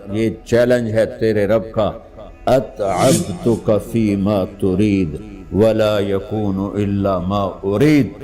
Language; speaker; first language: Urdu; non-native, local second language; Punjabi